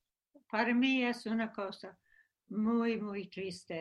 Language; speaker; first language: Spanish; non-native, fluent; English